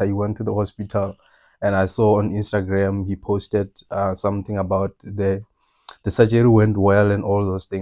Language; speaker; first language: English; non-native, local second language; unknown